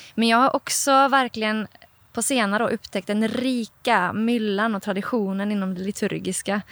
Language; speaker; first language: Swedish; non-native, fluent; Norwegian